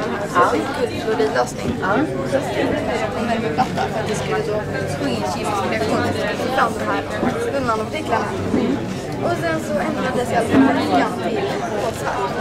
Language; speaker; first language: Swedish; native; Swedish